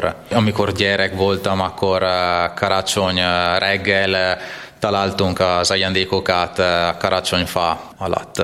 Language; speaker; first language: Hungarian; non-native, fluent; Italian